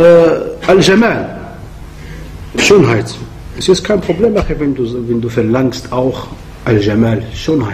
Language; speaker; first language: German; non-native, fluent; Arabic